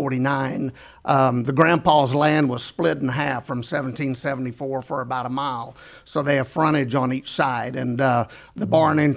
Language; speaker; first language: English; native; English